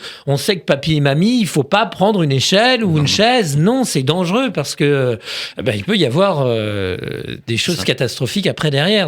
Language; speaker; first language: French; native; French